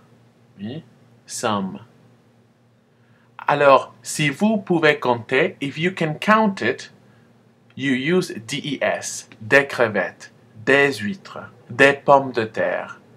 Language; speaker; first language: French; non-native, fluent; Spanish